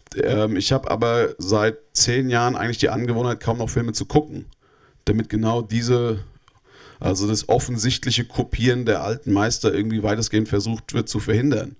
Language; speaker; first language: German; native; German